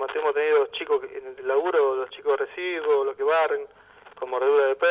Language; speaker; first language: Spanish; native; Spanish